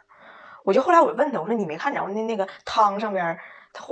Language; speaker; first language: Chinese; native; Chinese